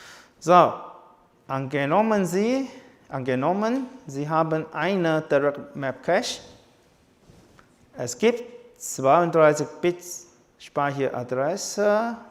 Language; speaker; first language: German; non-native, learner; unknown